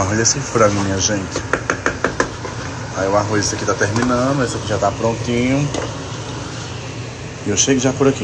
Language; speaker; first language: Portuguese; native; Portuguese